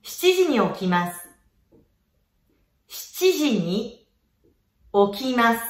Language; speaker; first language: Japanese; non-native, fluent; French